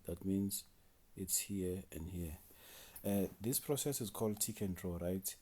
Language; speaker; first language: English; non-native, local second language; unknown